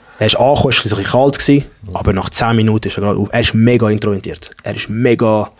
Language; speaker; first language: German; early bilingual, other home language; English